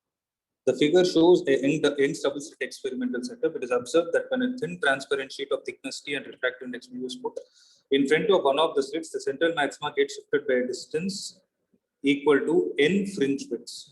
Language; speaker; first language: English; non-native, local second language; Tamil